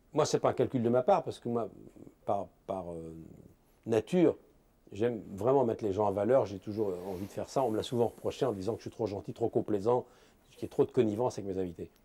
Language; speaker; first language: French; native; French